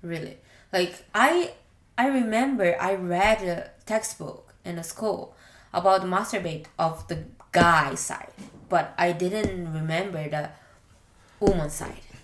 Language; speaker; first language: English; non-native, learner; Japanese